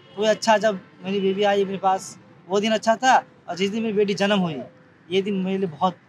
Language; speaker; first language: Hindi; native; Hindi